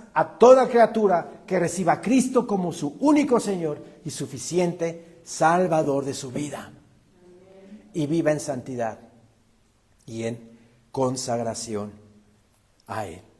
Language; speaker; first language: Spanish; native; Spanish